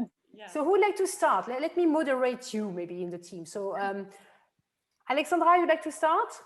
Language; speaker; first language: English; non-native, fluent; French